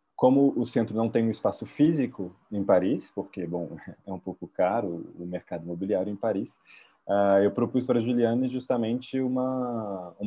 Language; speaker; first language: Portuguese; native; Portuguese